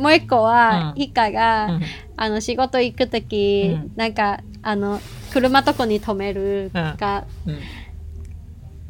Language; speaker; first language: Japanese; non-native, fluent; Cantonese